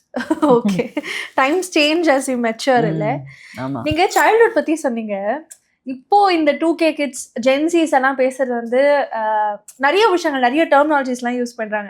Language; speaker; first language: Tamil; native; Tamil